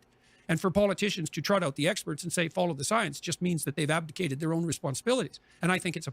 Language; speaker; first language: English; native; English